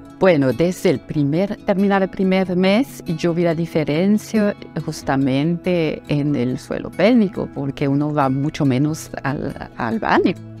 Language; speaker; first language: Spanish; non-native, fluent; Italian